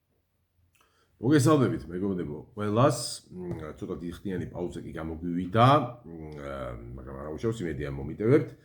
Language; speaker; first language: Georgian; native; Georgian